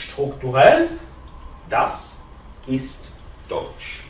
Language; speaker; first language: German; non-native, fluent; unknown